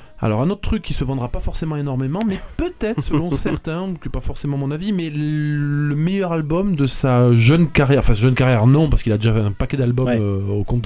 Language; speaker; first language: French; native; French